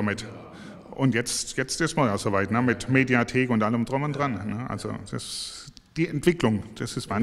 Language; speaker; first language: German; native; German